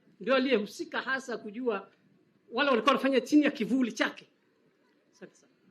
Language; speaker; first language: Swahili; native; Swahili